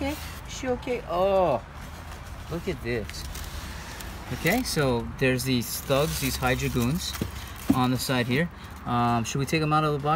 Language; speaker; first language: English; native; English